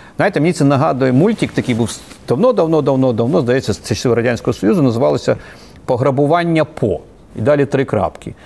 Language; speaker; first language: Ukrainian; native; Ukrainian